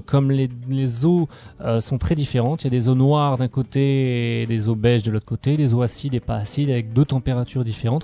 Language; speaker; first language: French; native; French